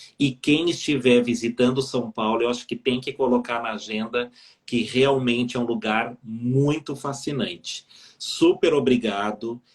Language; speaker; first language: Portuguese; native; Portuguese